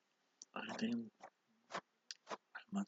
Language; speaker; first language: Spanish; native; Spanish